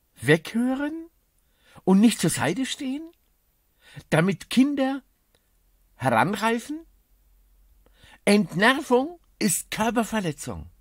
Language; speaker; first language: German; native; German